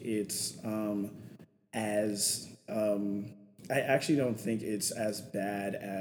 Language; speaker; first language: English; native; English